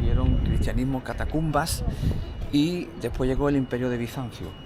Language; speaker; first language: Spanish; native; Spanish